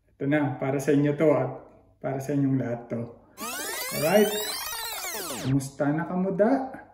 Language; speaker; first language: Filipino; non-native, local second language; Hiligaynon